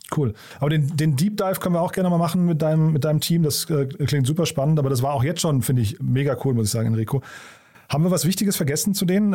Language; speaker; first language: German; native; German